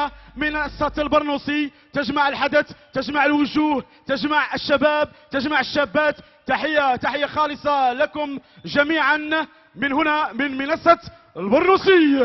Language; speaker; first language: Arabic; native; Arabic